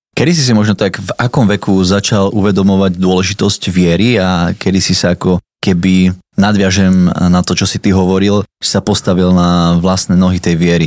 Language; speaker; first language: Slovak; native; Slovak